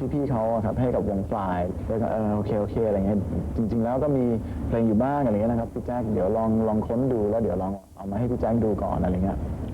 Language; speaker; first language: Thai; early bilingual, heritage; Danish